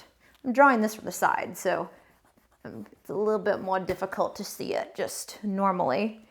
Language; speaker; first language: English; native; English